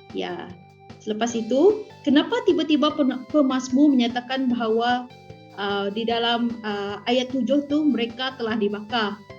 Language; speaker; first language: Malay; non-native, local second language; Iban